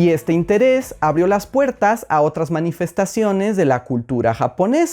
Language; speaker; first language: Spanish; native; Spanish